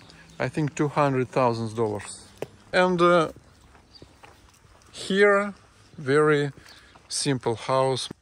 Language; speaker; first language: English; non-native, learner; Russian